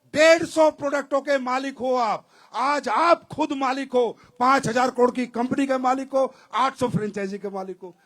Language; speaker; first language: Hindi; native; Hindi